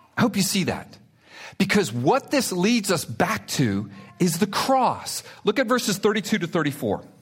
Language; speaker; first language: English; early bilingual, other home language; Spanish